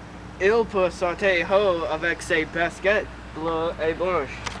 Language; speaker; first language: French; non-native, learner; English